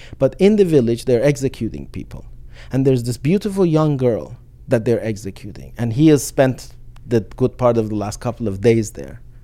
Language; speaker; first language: English; non-native, fluent; Persian